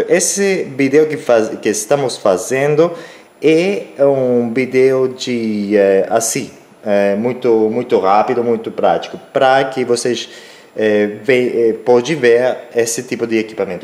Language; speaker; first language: Portuguese; non-native, learner; Spanish